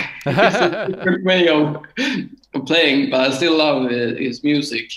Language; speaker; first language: English; non-native, learner; Swedish